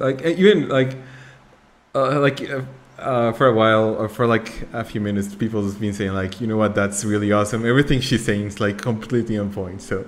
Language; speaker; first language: English; non-native, fluent; Spanish